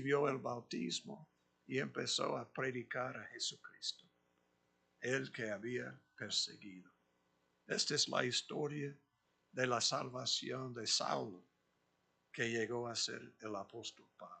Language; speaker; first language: Spanish; non-native, fluent; English